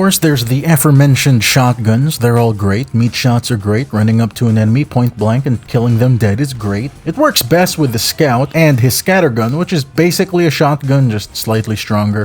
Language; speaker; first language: English; native; English